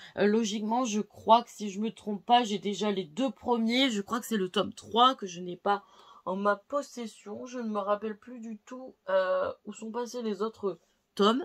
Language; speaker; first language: French; native; French